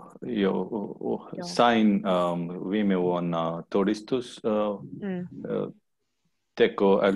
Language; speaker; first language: Finnish; non-native, learner; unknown